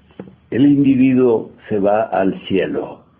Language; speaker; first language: Spanish; native; Spanish